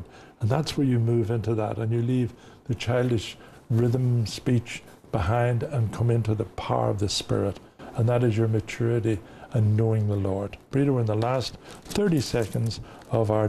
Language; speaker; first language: English; native; English